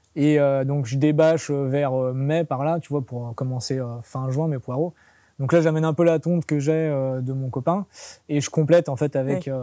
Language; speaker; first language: French; native; French